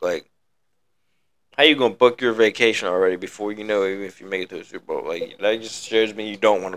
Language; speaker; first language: English; native; English